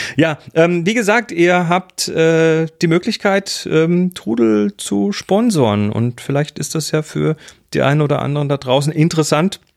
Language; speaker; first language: German; native; German